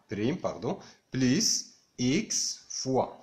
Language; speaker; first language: French; non-native, local second language; Arabic